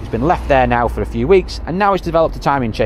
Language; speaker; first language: English; native; English